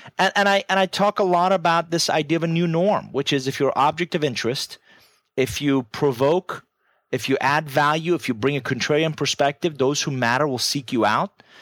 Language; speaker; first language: English; non-native, fluent; Persian